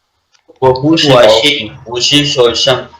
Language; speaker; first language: Chinese; non-native, learner; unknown